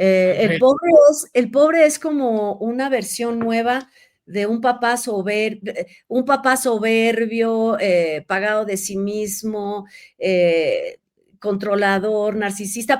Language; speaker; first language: Spanish; native; Spanish